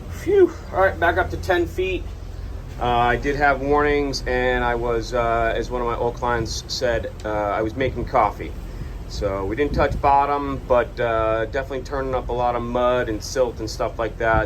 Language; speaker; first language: English; native; English